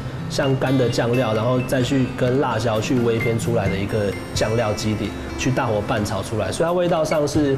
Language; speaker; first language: Chinese; native; Chinese